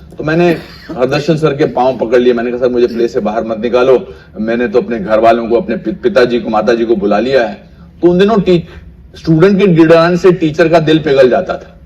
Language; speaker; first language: Hindi; native; Hindi